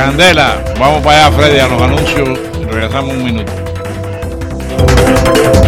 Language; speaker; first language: Spanish; native; Spanish